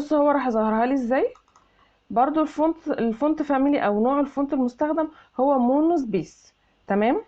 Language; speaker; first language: Arabic; native; Arabic